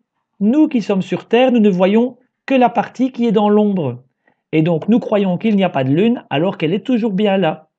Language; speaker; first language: French; native; French